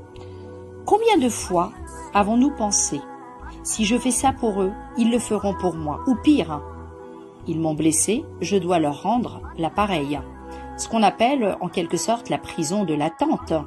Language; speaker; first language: French; native; French